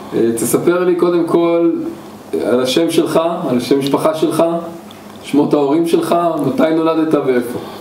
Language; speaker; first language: Hebrew; native; Hebrew